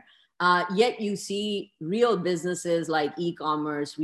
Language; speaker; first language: English; non-native, local second language; Urdu